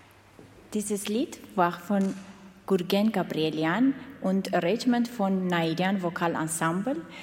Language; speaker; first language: German; non-native, fluent; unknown